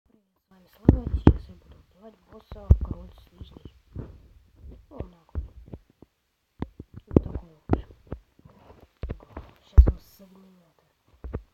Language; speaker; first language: Russian; native; Russian